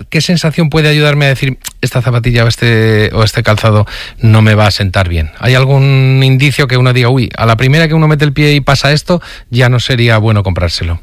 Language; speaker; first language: Spanish; native; Spanish